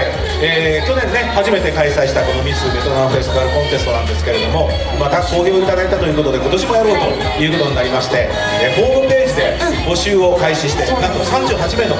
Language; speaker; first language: Japanese; native; Japanese